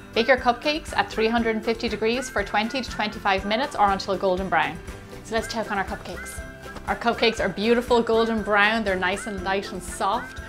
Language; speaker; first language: English; native; English